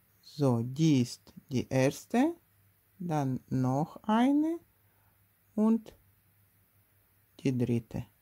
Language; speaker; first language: German; non-native, learner; Russian